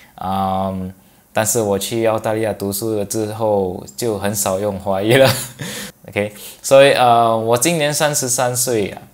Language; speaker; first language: Chinese; non-native, local second language; English